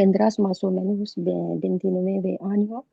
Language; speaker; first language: Spanish; non-native, learner; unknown